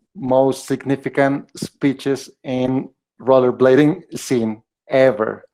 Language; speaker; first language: English; non-native, fluent; Spanish